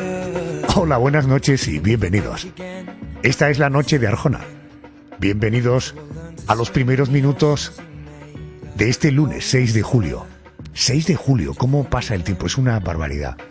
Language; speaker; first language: Spanish; native; Spanish